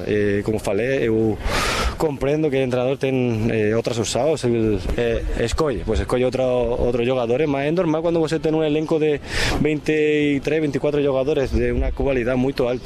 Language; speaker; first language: Portuguese; non-native, fluent; Spanish